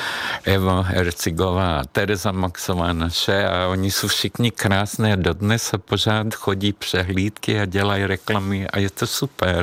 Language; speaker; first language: Czech; non-native, fluent; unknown